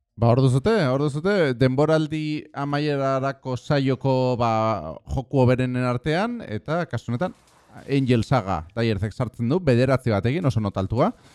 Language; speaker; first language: Basque; non-native, local second language; Spanish